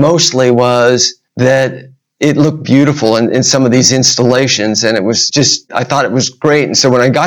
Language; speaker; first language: English; native; English